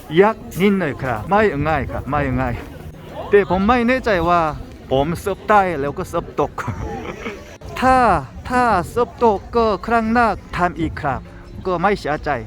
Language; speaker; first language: Thai; non-native, learner; Korean